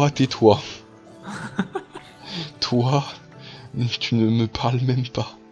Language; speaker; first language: French; native; French